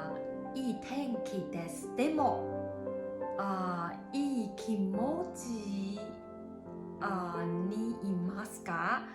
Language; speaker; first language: Japanese; non-native, learner; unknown